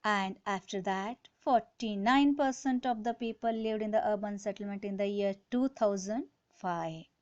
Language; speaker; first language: English; non-native, local second language; Kannada